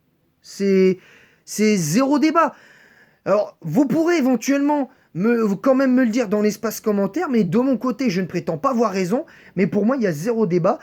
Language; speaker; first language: French; native; French